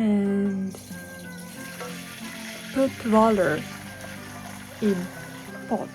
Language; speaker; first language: English; non-native, learner; Japanese